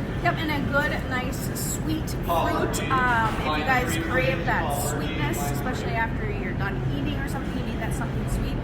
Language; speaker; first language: English; native; English